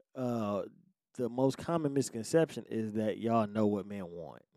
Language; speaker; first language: English; native; English